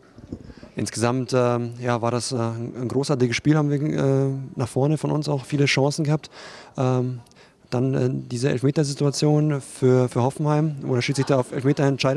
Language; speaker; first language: German; native; German